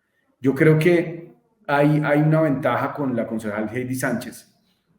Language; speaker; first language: Spanish; native; Spanish